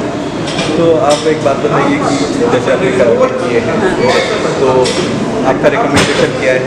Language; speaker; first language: Hindi; native; Hindi